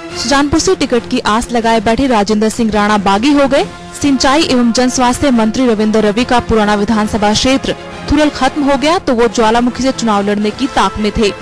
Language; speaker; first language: Hindi; native; Hindi